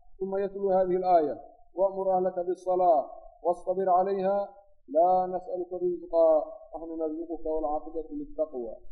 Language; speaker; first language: Arabic; non-native, local second language; Somali